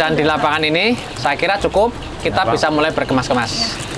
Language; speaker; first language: Indonesian; native; Indonesian